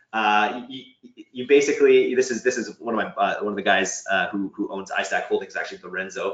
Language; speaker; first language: English; native; English